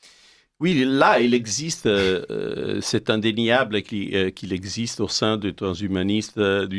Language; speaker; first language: French; non-native, fluent; Italian